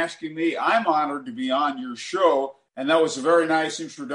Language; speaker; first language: English; native; English